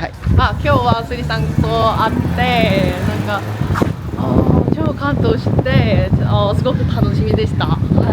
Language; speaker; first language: Japanese; non-native, fluent; Korean